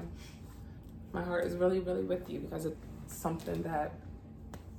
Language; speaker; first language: English; native; English